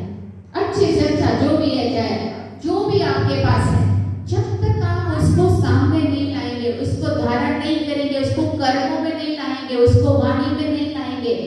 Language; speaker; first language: Hindi; non-native, local second language; Gujarati